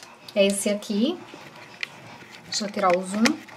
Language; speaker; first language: Portuguese; native; Portuguese